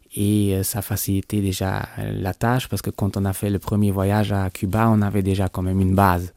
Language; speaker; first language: French; non-native, local second language; Luxembourgish